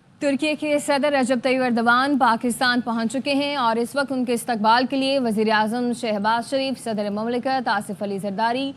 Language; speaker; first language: Urdu; native; Urdu